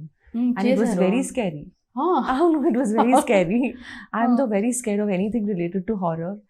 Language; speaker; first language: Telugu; non-native, learner; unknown